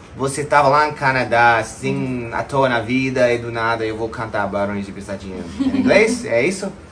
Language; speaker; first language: Portuguese; non-native, fluent; English